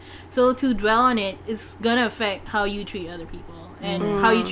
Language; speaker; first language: English; non-native, local second language; Malay